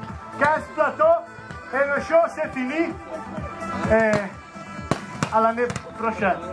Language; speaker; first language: French; non-native, learner; Italian